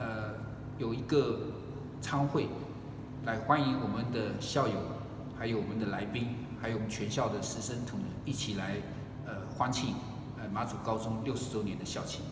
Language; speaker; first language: Chinese; native; Chinese